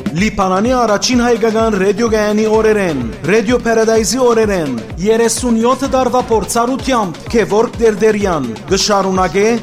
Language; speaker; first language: Armenian; native; Armenian